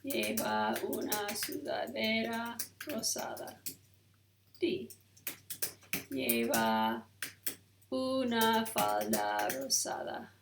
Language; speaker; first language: Spanish; non-native, learner; English